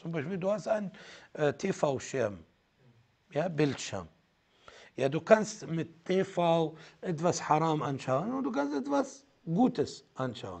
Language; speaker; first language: German; non-native, fluent; Arabic